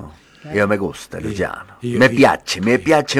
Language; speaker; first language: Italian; non-native, learner; Spanish